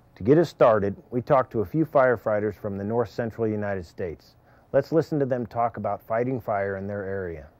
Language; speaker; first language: English; native; English